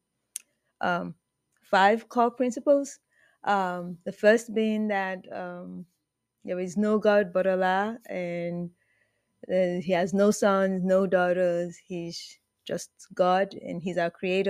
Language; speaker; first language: English; non-native, local second language; Yoruba